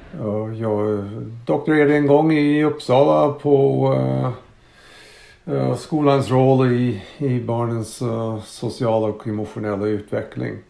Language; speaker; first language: Swedish; non-native, fluent; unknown